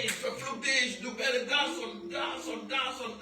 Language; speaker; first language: German; non-native, learner; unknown